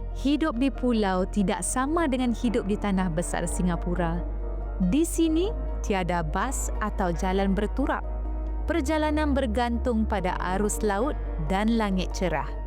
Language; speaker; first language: Malay; native; Malay